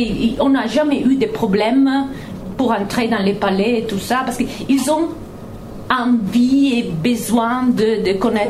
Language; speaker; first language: French; non-native, fluent; Italian